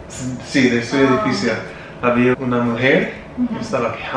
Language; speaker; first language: Spanish; non-native, learner; English